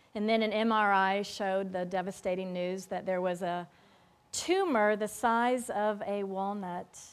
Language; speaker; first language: English; native; English